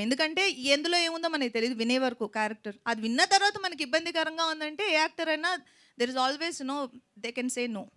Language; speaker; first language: Telugu; native; Telugu